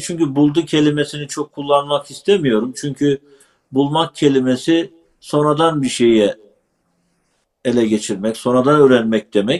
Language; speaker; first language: Turkish; native; Turkish